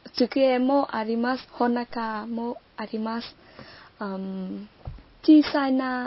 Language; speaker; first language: Japanese; non-native, learner; Vietnamese